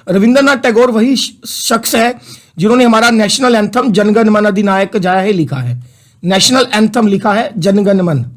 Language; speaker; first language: Hindi; non-native, local second language; Punjabi